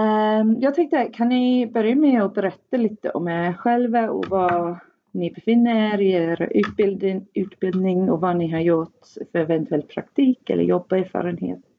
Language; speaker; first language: Swedish; non-native, fluent; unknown